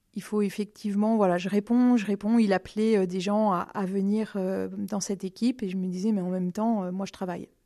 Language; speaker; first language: French; native; French